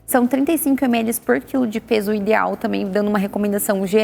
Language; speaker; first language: Portuguese; native; Portuguese